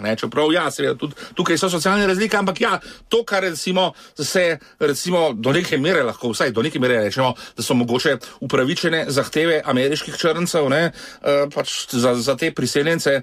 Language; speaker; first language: Slovenian; native; Slovenian